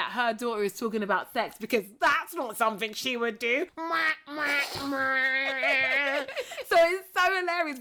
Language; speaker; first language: English; native; English